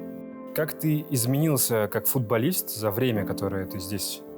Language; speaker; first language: Russian; native; Russian